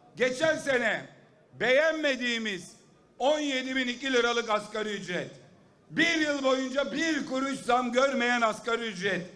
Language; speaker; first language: Turkish; native; Turkish